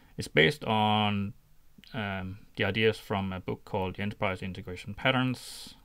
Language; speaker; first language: English; non-native, fluent; Danish